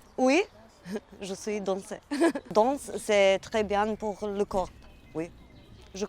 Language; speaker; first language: French; non-native, learner; Serbian